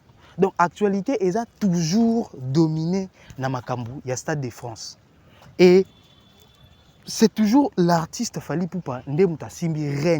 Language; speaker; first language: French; non-native, local second language; Lingala